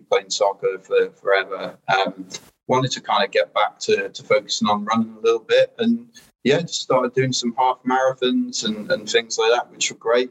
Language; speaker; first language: English; native; English